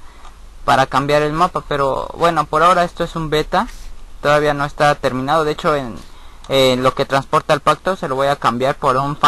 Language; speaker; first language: Spanish; native; Spanish